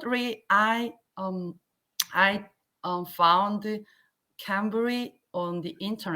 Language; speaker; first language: English; non-native, learner; Korean